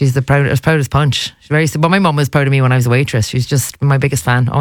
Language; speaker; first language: English; native; English